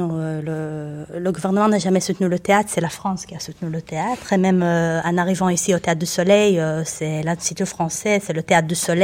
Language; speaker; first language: French; non-native, fluent; Hebrew